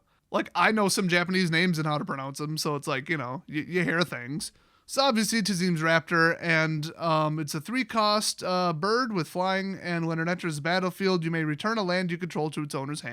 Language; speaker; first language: English; native; English